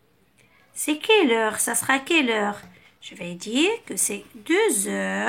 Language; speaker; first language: French; non-native, local second language; Arabic